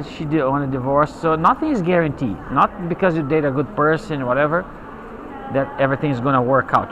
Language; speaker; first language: English; non-native, fluent; Portuguese